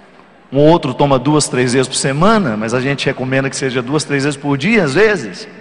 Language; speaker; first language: Portuguese; native; Portuguese